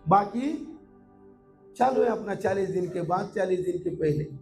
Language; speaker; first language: Hindi; non-native, local second language; Marathi